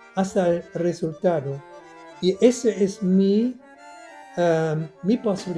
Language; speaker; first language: Spanish; non-native, learner; German